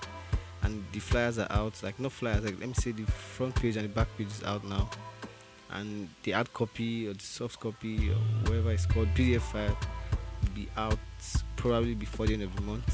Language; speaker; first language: English; non-native, local second language; Yoruba